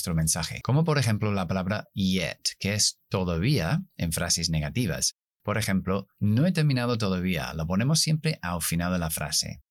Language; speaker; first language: Spanish; non-native, fluent; English